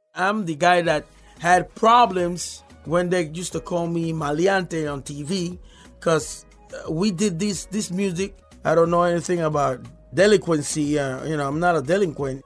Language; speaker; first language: English; non-native, fluent; Spanish